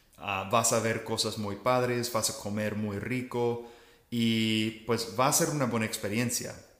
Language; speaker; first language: Spanish; non-native, fluent; English